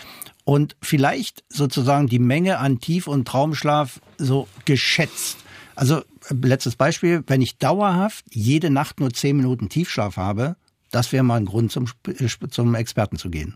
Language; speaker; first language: German; non-native, fluent; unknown